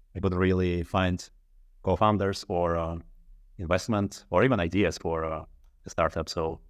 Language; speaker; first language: English; non-native, fluent; Russian